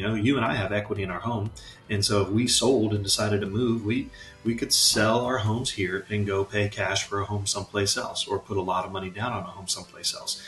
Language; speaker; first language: English; native; English